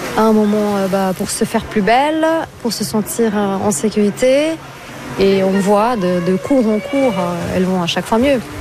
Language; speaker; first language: French; non-native, fluent; Portuguese